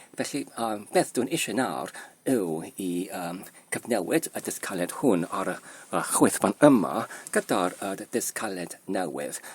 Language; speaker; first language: Welsh; non-native, learner; Polish